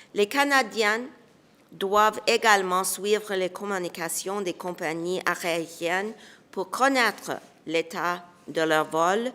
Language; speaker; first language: French; non-native, local second language; English